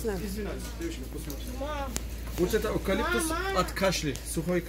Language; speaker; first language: Russian; non-native, learner; Turkish